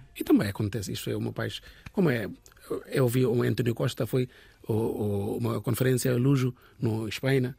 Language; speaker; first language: Portuguese; non-native, learner; Bangla